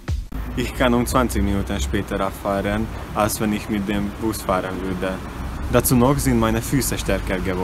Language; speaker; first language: German; non-native, learner; Hungarian